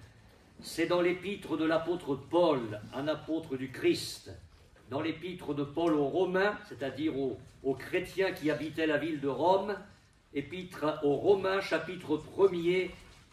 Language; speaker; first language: French; native; French